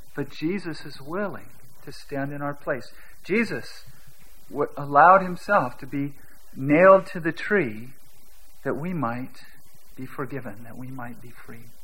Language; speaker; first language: English; native; English